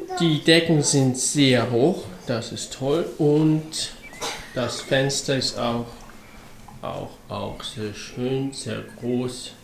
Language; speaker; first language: German; non-native, fluent; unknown